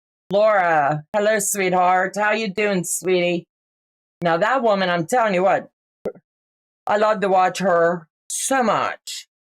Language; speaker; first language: English; native; English